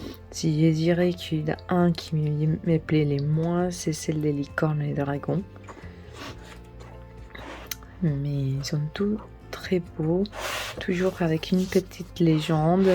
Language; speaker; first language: French; non-native, learner; Spanish